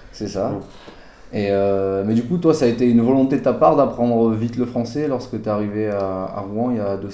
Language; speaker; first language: French; native; French